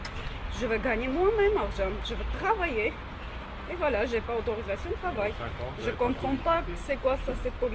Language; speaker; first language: French; non-native, learner; Armenian